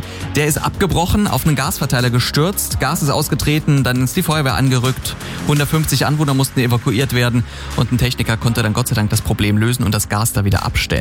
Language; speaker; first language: German; native; German